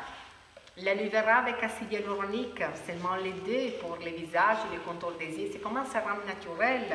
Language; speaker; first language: French; non-native, fluent; Spanish